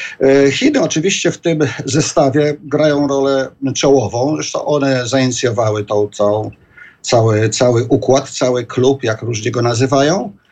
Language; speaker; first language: Polish; native; Polish